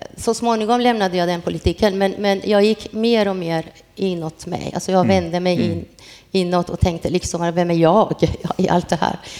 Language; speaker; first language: Swedish; non-native, fluent; Persian